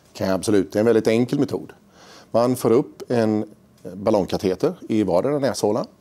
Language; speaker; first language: Swedish; native; Swedish